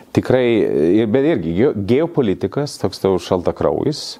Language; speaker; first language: Lithuanian; non-native, fluent; Swedish